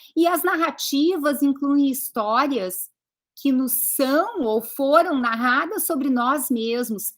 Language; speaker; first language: Portuguese; early bilingual, other home language; Greek